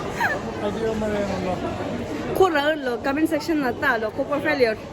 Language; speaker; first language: Hindi; non-native, learner; Tibetan